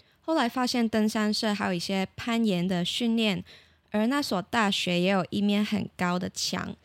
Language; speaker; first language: Chinese; non-native, local second language; Cantonese